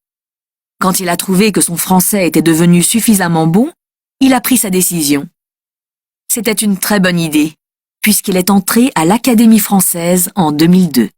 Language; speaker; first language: French; native; French